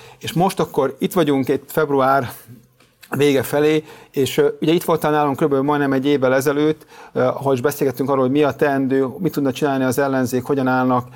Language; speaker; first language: Hungarian; native; Hungarian